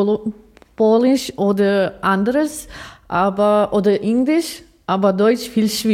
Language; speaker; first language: German; non-native, learner; Ukrainian